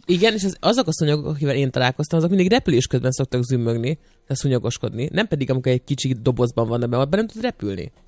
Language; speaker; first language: Hungarian; native; Hungarian